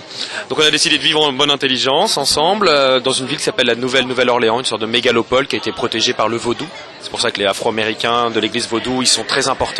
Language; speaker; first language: French; native; French